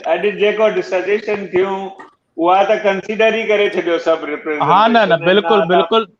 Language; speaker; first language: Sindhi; early bilingual, heritage; Sindhi